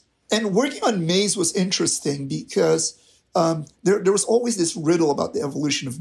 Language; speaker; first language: English; non-native, local second language; Filipino